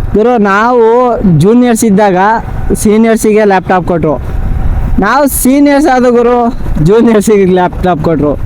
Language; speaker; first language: Kannada; non-native, local second language; Marathi